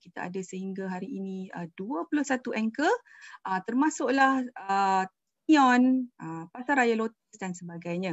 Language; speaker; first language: Malay; native; Malay